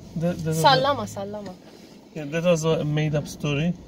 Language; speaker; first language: English; non-native, fluent; Turkish